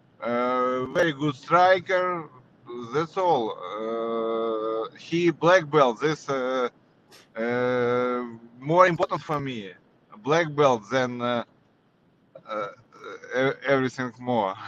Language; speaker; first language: English; non-native, learner; Russian